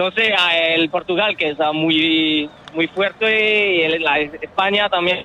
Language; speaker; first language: Spanish; non-native, learner; French